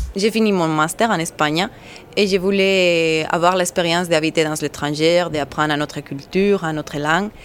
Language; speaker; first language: French; non-native, fluent; Spanish